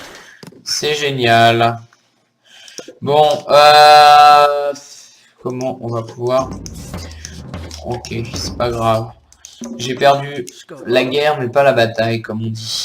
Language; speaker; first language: French; native; French